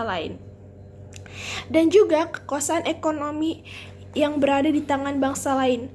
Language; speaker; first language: Indonesian; native; Indonesian